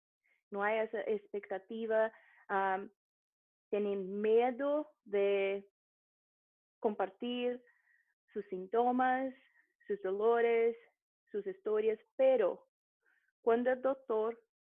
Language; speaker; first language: Spanish; non-native, fluent; Portuguese